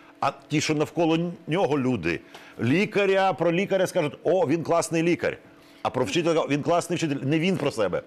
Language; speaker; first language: Ukrainian; native; Ukrainian